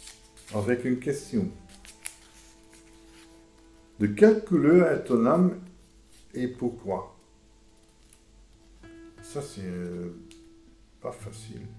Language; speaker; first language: French; non-native, fluent; Dutch